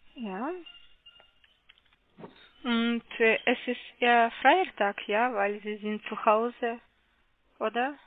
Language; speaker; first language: German; non-native, learner; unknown